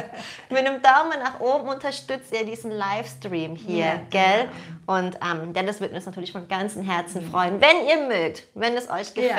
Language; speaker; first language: German; native; German